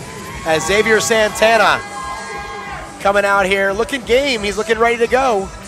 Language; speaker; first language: English; native; English